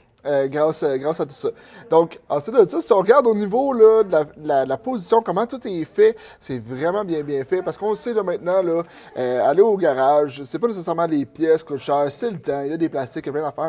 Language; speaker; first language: French; native; French